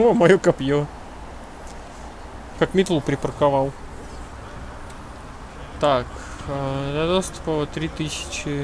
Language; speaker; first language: Russian; native; Russian